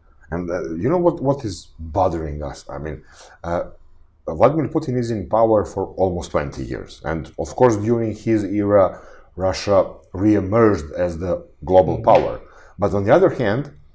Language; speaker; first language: English; non-native, fluent; Serbian